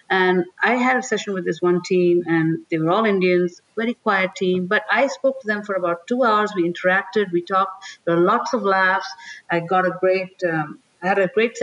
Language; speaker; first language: English; non-native, local second language; Tamil